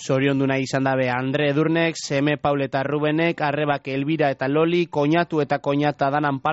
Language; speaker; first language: Basque; native; Basque